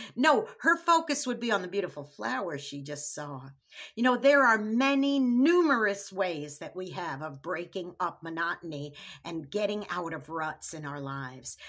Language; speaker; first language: English; native; English